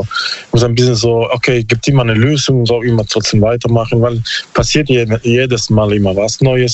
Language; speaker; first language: German; non-native, learner; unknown